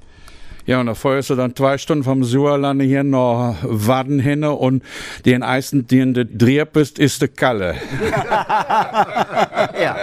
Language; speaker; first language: German; native; German